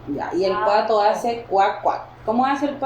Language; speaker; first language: Spanish; native; Spanish